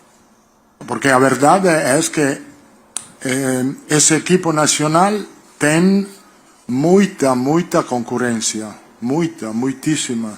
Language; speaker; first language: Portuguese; non-native, learner; Italian